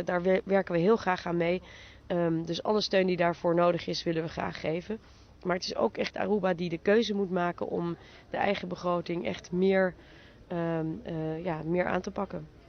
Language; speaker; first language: Dutch; native; Dutch